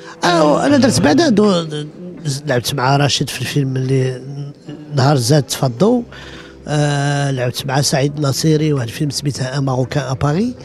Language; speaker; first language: Arabic; early bilingual, heritage; Arabic